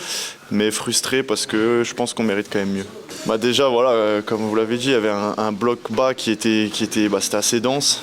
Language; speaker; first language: French; native; French